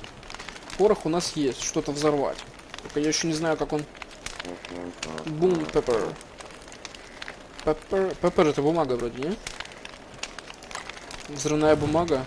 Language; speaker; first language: Russian; native; Russian